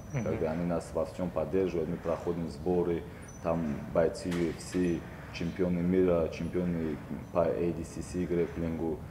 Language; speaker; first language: Russian; non-native, local second language; Tajik